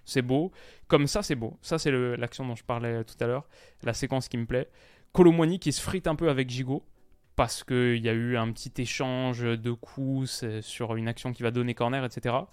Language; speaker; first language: French; native; French